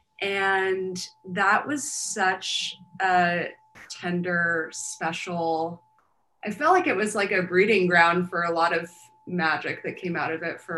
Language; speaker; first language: English; native; English